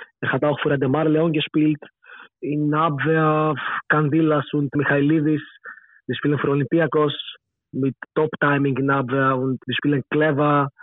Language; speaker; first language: German; non-native, learner; Greek